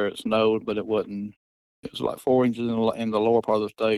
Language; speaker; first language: English; native; English